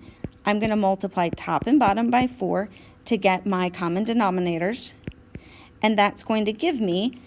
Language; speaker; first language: English; native; English